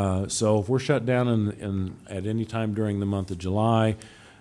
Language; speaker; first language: English; native; English